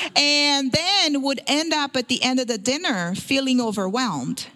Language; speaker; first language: English; early bilingual, other home language; Portuguese